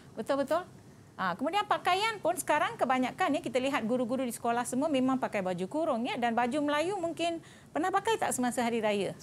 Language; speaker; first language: Malay; non-native, local second language; Tamil